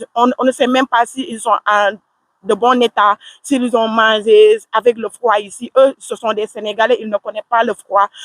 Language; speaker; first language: French; non-native, local second language; Wolof